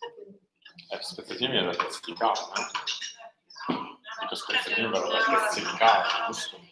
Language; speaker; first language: Italian; native; Italian